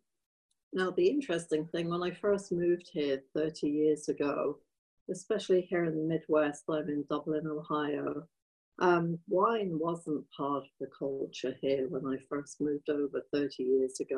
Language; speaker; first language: English; native; English